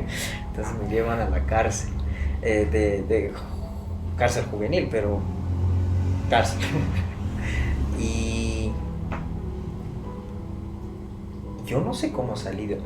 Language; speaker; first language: Spanish; non-native, fluent; Persian